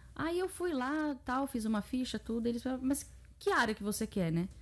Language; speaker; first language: Portuguese; early bilingual, heritage; Portuguese